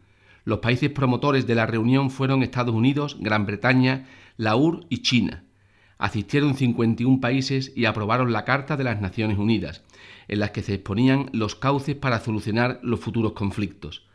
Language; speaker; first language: Spanish; native; Spanish